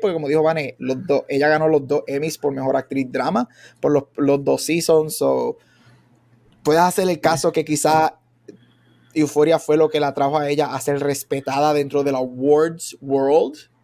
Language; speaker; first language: Spanish; native; Spanish